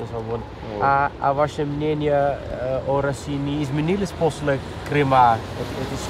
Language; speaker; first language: Russian; non-native, fluent; Dutch